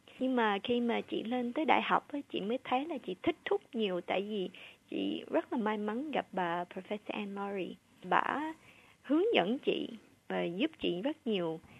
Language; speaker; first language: Vietnamese; early bilingual, heritage; Vietnamese